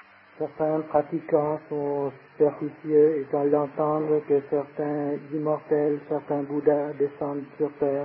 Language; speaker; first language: French; non-native, fluent; Vietnamese